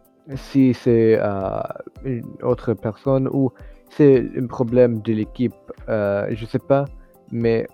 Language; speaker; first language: French; non-native, learner; English